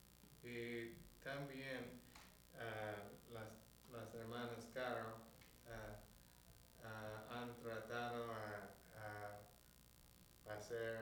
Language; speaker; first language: Spanish; non-native, learner; English